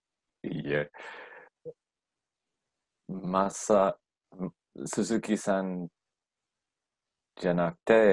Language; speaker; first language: Japanese; non-native, learner; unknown